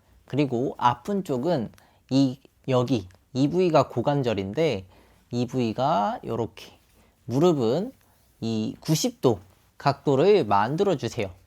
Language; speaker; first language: Korean; native; Korean